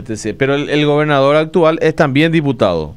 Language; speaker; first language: Spanish; native; Spanish